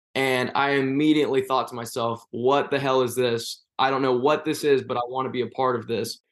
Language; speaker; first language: English; native; English